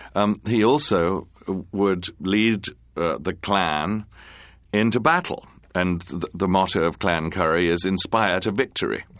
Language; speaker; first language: English; native; English